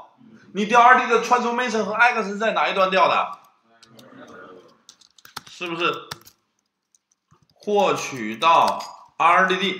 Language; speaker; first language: Chinese; native; Chinese